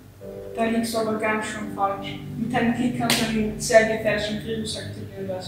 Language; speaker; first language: German; non-native, local second language; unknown